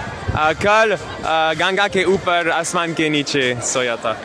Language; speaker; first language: Hindi; non-native, learner; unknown